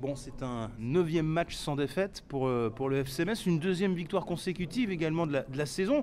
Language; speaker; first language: French; native; French